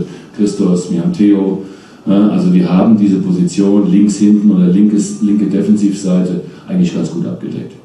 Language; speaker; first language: German; native; German